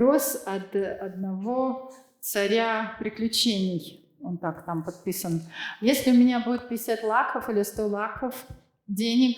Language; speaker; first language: Russian; native; Russian